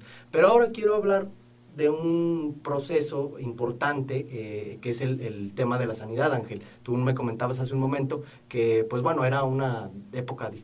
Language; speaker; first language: Spanish; native; Spanish